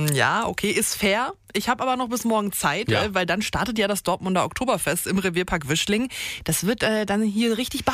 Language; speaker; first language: German; native; German